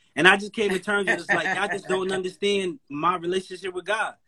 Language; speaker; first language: English; native; English